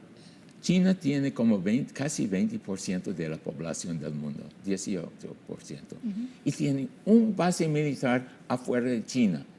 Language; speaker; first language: Spanish; non-native, fluent; English